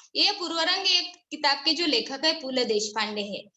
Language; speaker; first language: Hindi; non-native, local second language; Marathi